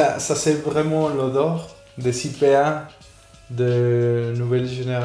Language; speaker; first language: French; non-native, fluent; Spanish